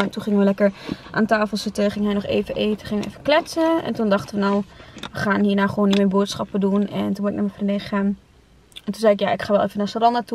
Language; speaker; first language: Dutch; native; Dutch